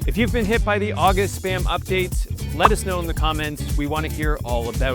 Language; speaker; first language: English; native; English